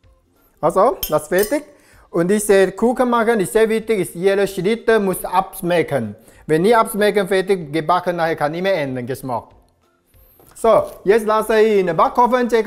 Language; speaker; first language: German; non-native, learner; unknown